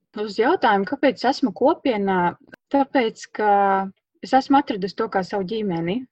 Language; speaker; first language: Latvian; native; Latvian